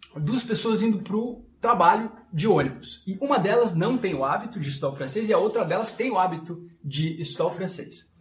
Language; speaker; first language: Portuguese; non-native, fluent; French